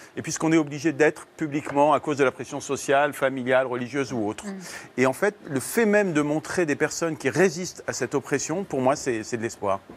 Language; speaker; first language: French; native; French